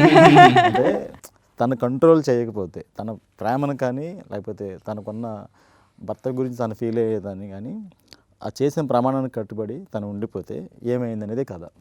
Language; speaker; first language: Telugu; native; Telugu